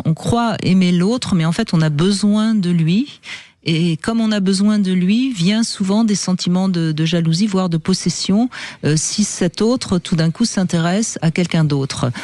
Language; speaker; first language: French; native; French